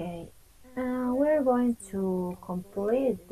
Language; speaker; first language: English; non-native, fluent; Spanish